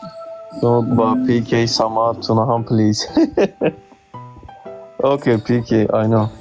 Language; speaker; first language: English; non-native, fluent; Turkish